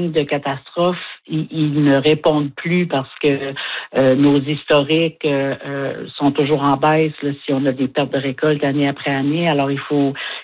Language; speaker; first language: French; native; French